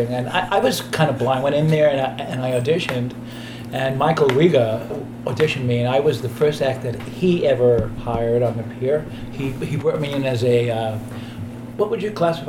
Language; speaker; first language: English; native; English